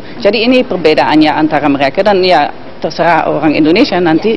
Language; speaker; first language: Indonesian; non-native, fluent; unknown